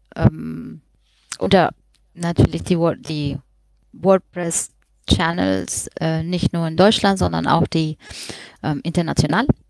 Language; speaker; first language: German; non-native, fluent; Spanish